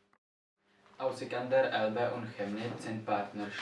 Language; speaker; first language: German; non-native, learner; Czech